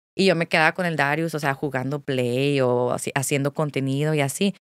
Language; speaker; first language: Spanish; non-native, fluent; English